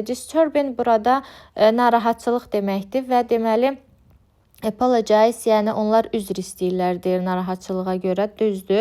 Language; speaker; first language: Azerbaijani; native; Azerbaijani